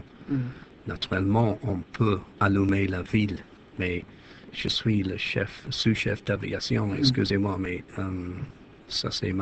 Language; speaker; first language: French; non-native, fluent; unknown